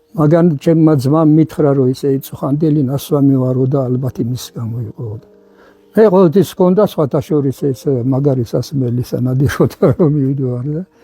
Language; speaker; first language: Georgian; non-native, local second language; Svan